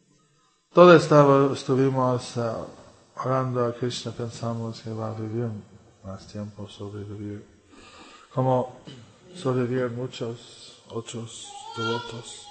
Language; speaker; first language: Spanish; non-native, fluent; English